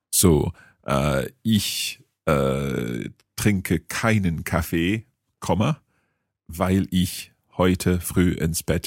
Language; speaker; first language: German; non-native, learner; English